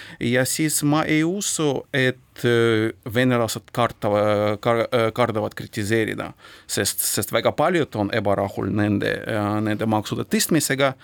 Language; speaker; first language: Estonian; non-native, local second language; Russian